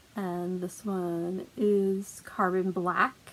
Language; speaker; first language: English; native; English